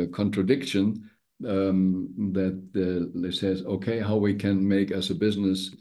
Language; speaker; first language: English; non-native, fluent; German